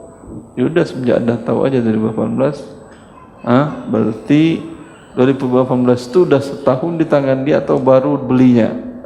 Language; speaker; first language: Indonesian; native; Indonesian